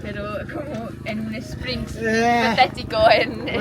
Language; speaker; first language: Spanish; non-native, fluent; English